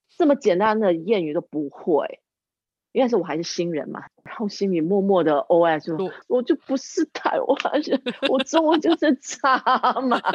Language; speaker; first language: Chinese; non-native, local second language; English